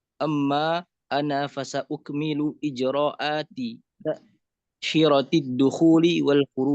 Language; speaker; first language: Arabic; non-native, learner; Indonesian